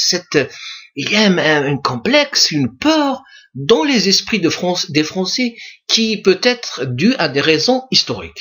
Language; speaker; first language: French; non-native, local second language; Arabic